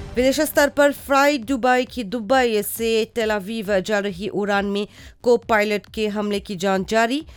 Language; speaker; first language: Hindi; non-native, local second language; Morisyen